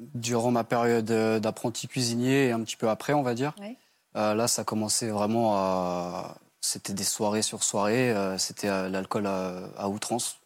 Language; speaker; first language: French; native; French